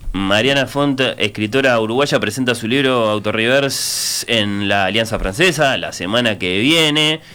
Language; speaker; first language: Spanish; native; Spanish